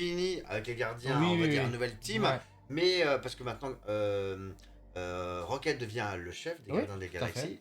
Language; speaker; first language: French; native; French